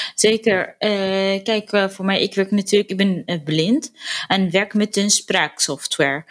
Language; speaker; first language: Dutch; non-native, fluent; Arabic